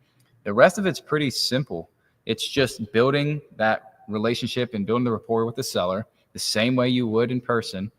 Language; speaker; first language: English; native; English